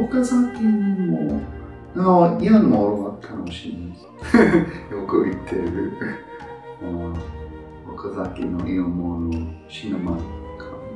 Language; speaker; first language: Japanese; non-native, learner; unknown